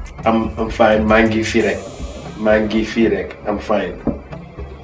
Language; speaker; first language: English; non-native, fluent; Wolof